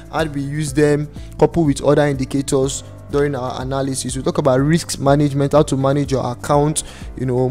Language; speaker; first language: English; non-native, local second language; Yoruba